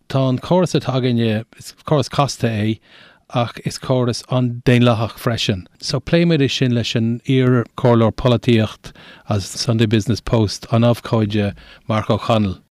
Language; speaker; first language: Irish; non-native, local second language; English